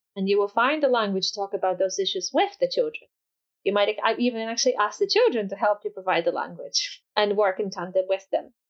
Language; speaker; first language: English; non-native, fluent; Polish